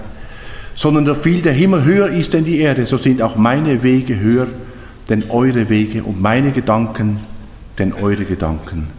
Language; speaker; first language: German; native; German